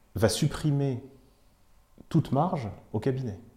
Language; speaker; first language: French; native; French